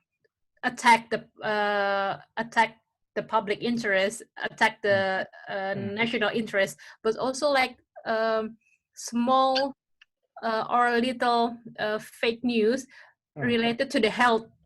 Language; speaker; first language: English; non-native, local second language; Indonesian